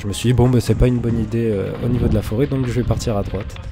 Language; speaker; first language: French; native; French